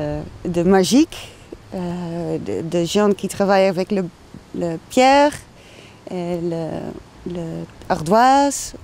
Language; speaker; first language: French; non-native, learner; Dutch